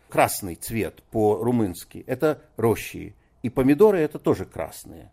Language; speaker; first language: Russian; native; Russian